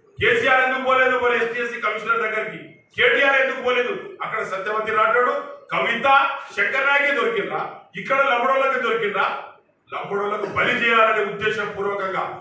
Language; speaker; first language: Telugu; non-native, local second language; Lambadi